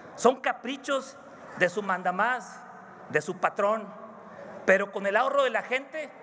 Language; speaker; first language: Spanish; native; Spanish